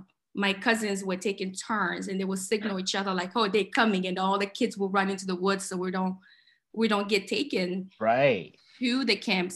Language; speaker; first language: English; non-native, fluent; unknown